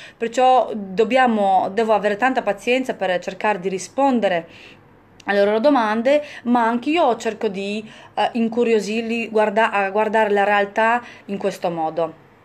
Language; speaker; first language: Italian; non-native, fluent; Polish